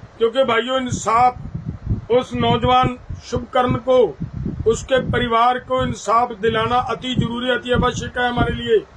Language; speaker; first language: Hindi; native; Hindi